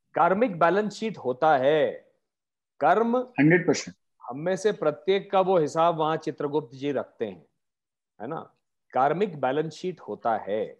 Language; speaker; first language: Hindi; non-native, local second language; Marathi